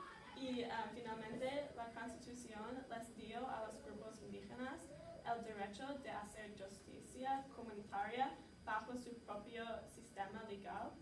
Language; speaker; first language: Spanish; non-native, learner; English